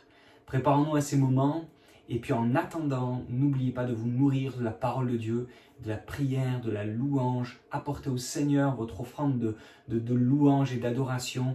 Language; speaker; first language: French; native; French